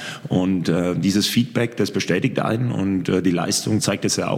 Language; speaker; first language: German; native; German